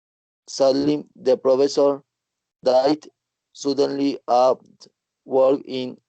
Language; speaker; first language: English; non-native, learner; Spanish